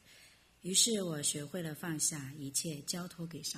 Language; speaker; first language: Chinese; native; Chinese